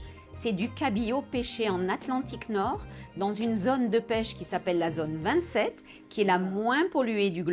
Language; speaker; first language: French; native; French